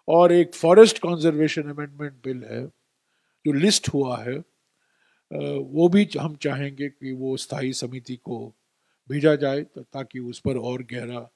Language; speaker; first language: Hindi; non-native, local second language; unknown